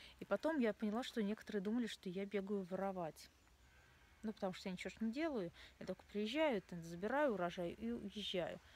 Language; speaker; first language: Russian; native; Russian